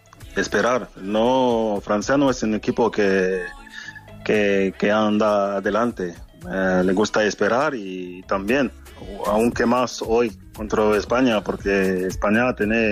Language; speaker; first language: Spanish; non-native, fluent; French